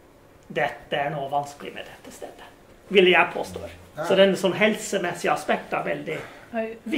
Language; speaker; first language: Norwegian; non-native, fluent; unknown